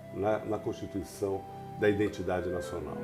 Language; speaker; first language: Portuguese; native; Portuguese